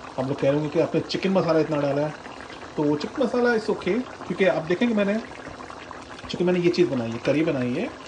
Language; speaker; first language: Urdu; non-native, local second language; Punjabi